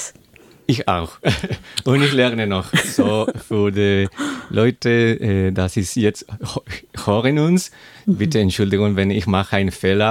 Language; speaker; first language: German; non-native, learner; Spanish